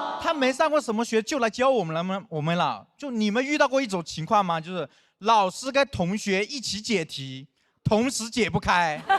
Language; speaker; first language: Chinese; non-native, local second language; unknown